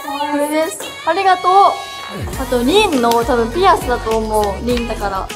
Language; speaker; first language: Japanese; native; Japanese